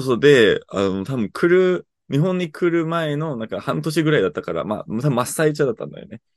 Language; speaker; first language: Japanese; non-native, fluent; English